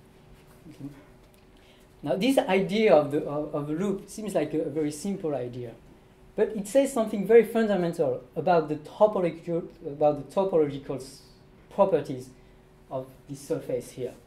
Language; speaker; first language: English; non-native, fluent; French